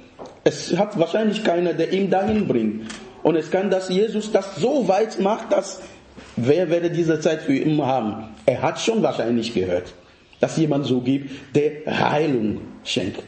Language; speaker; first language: German; non-native, fluent; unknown